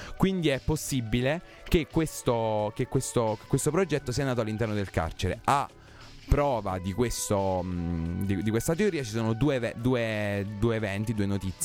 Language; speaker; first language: Italian; native; Italian